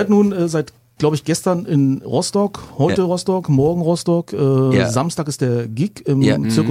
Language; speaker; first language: German; native; German